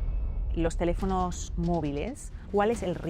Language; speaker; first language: Spanish; native; Spanish